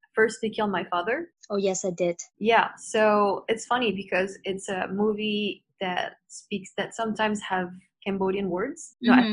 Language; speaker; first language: English; non-native, fluent; Vietnamese